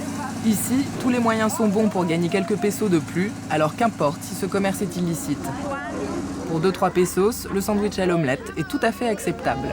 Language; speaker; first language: French; native; French